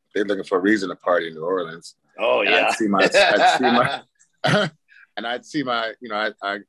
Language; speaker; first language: English; native; English